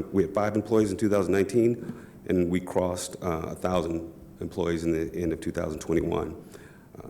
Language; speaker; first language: English; native; English